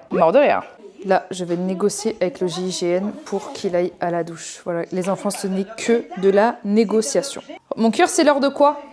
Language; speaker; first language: French; native; French